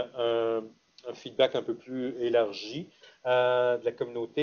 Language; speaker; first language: French; native; French